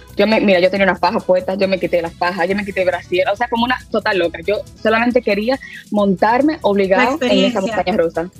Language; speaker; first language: Spanish; early bilingual, heritage; Spanish